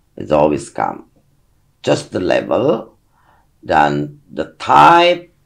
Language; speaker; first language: English; non-native, fluent; Indonesian